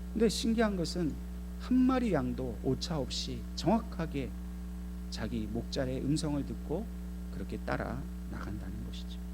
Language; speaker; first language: Korean; native; Korean